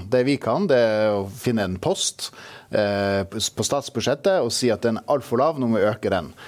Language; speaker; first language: Norwegian; native; Norwegian